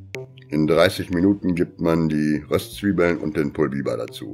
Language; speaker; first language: German; native; German